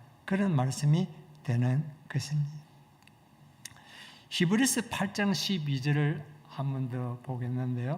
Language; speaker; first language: Korean; native; Korean